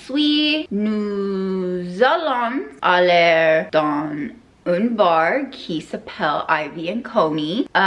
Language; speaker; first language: French; non-native, learner; English